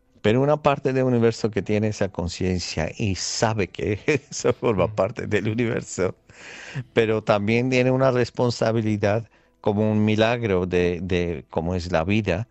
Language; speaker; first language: Spanish; non-native, fluent; Armenian